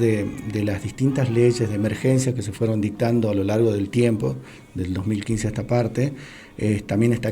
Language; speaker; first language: Spanish; native; Spanish